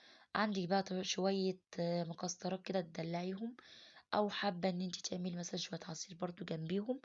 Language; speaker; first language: Arabic; native; Arabic